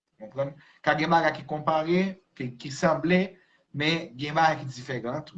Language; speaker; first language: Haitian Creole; non-native, fluent; Portuguese